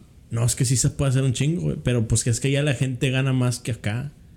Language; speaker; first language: Spanish; early bilingual, heritage; Spanish